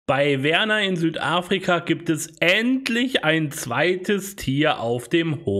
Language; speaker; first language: German; native; German